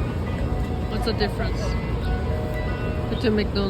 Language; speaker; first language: English; non-native, fluent; Korean